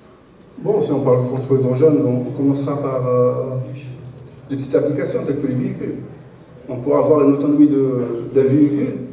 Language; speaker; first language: French; non-native, local second language; Arabic